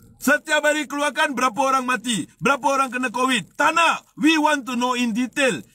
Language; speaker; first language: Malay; non-native, local second language; Tamil